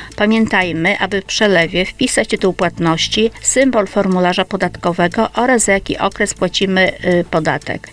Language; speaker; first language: Polish; native; Polish